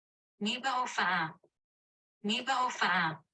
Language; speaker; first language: Hebrew; non-native, learner; English